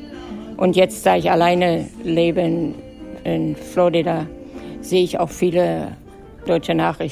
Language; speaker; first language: German; native; German